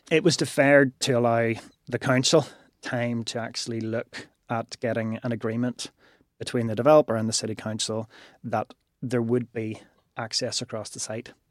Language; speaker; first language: English; native; English